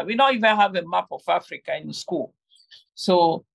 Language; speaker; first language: English; non-native, local second language; French